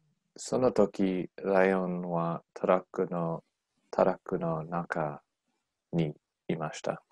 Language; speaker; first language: Japanese; non-native, learner; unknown